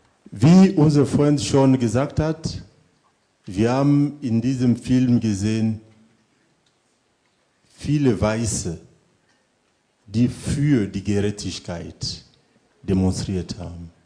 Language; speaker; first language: German; non-native, fluent; French